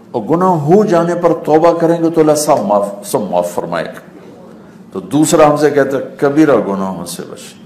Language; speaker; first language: Urdu; non-native, local second language; Punjabi